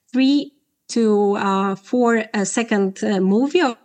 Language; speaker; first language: English; non-native, fluent; Polish